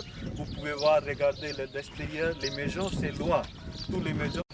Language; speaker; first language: French; non-native, learner; Hindi